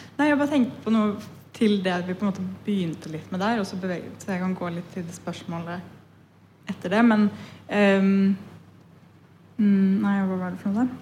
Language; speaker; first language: Norwegian; early bilingual, other home language; Punjabi